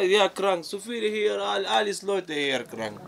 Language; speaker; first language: German; non-native, learner; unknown